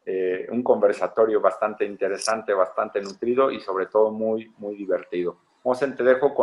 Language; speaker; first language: Spanish; native; Spanish